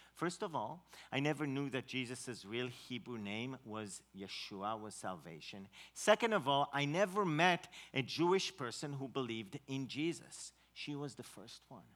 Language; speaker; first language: English; non-native, fluent; Hebrew